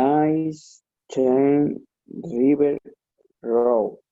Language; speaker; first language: English; non-native, learner; Spanish